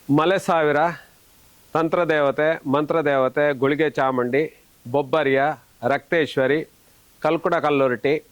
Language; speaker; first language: Kannada; native; Kannada